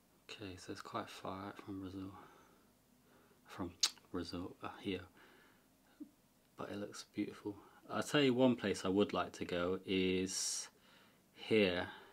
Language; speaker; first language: English; native; English